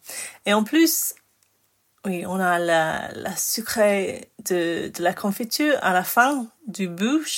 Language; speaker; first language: French; non-native, fluent; English